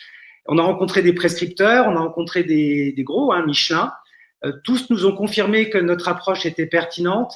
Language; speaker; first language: French; native; French